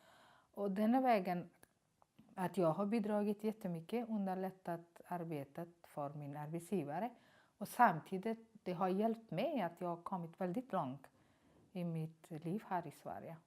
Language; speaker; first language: Swedish; non-native, learner; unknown